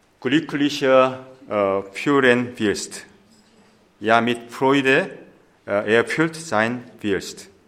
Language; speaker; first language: German; non-native, fluent; Korean